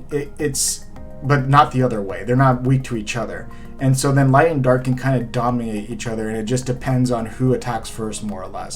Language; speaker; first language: English; native; English